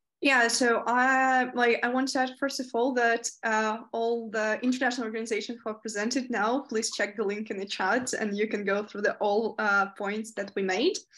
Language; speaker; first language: English; non-native, fluent; Ukrainian